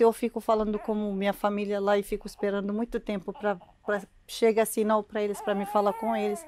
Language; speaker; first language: Portuguese; non-native, learner; Arabic